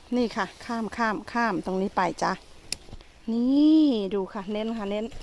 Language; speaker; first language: Thai; non-native, local second language; Khmer